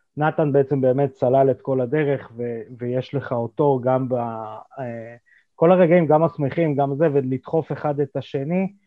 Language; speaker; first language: Hebrew; early bilingual, other home language; Russian